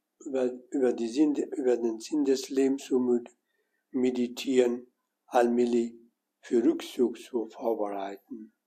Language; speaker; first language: German; non-native, learner; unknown